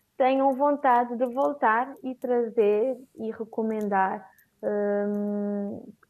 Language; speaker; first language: Portuguese; non-native, local second language; Kabuverdianu